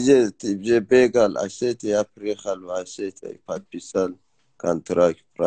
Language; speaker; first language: Russian; non-native, learner; Persian